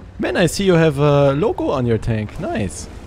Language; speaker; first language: English; non-native, learner; German